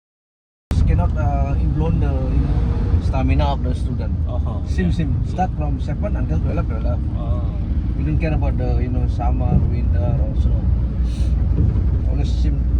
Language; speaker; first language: English; non-native, learner; Balinese